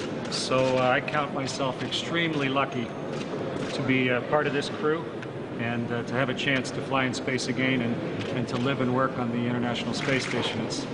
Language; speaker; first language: English; native; English